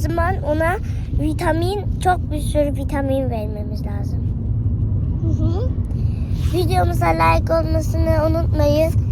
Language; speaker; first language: Turkish; early bilingual, heritage; Turkish